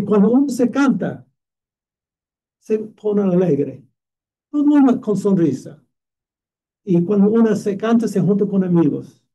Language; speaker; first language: Spanish; non-native, fluent; English